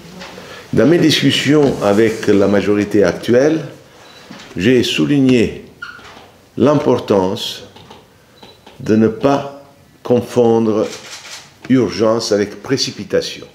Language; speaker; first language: French; non-native, fluent; Italian